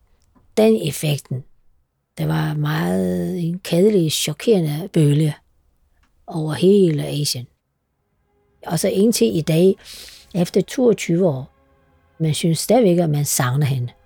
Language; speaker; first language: Danish; non-native, fluent; Chinese